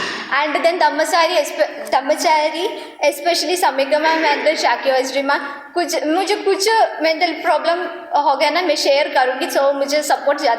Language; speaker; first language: Hindi; non-native, local second language; Malayalam